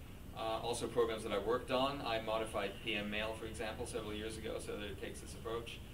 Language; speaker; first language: English; native; English